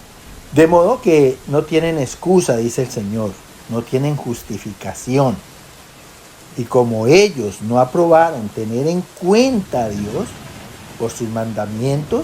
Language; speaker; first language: Spanish; native; Spanish